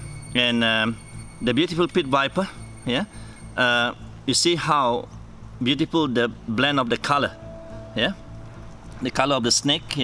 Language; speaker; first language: English; non-native, fluent; Malay